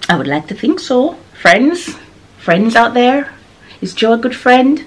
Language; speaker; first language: English; non-native, local second language; Jamaican Creole English